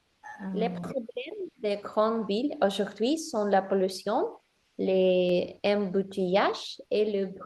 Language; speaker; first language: French; non-native, learner; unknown